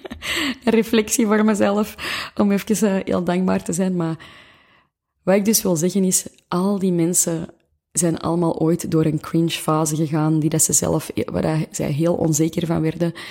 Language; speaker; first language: Dutch; native; Dutch